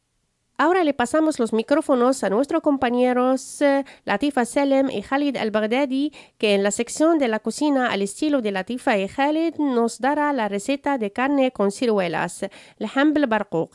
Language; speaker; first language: Spanish; native; Spanish